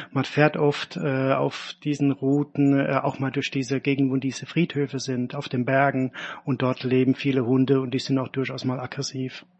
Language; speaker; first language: German; native; German